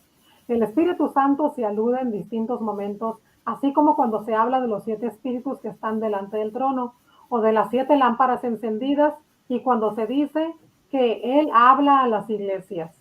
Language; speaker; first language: Spanish; native; Spanish